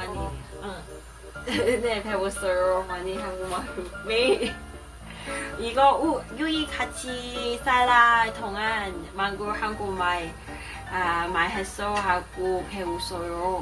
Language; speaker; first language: Korean; non-native, learner; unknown